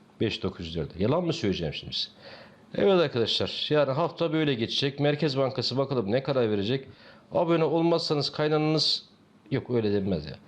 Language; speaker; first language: Turkish; native; Turkish